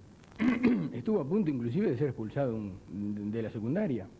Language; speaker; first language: Spanish; native; Spanish